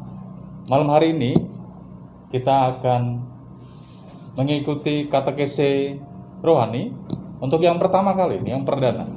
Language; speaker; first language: Indonesian; native; Indonesian